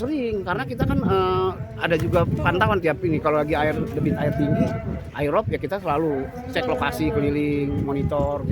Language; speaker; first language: Indonesian; native; Indonesian